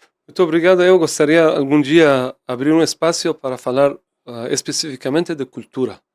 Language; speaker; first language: Portuguese; non-native, fluent; Persian